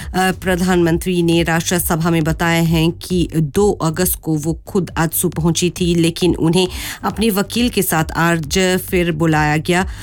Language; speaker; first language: Hindi; non-native, local second language; Morisyen